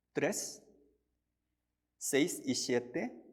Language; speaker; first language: Spanish; non-native, fluent; Korean